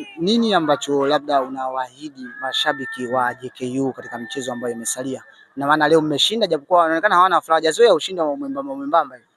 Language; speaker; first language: Swahili; native; Swahili